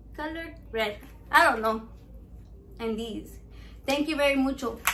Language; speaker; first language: English; early bilingual, other home language; Spanish